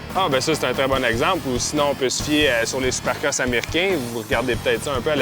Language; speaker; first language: French; native; French